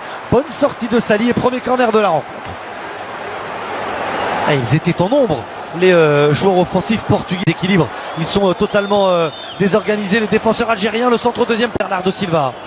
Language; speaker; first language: French; native; French